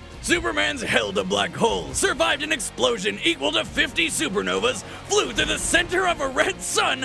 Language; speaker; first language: English; native; English